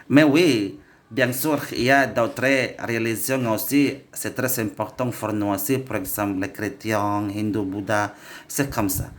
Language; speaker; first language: French; non-native, learner; Indonesian